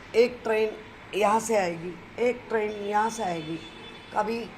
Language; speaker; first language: Hindi; non-native, local second language; Marathi